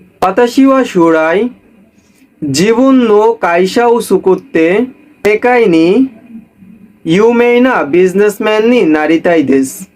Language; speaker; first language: Japanese; non-native, learner; Bangla